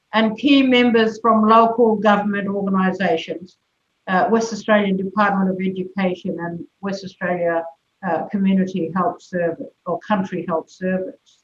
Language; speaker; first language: English; non-native, local second language; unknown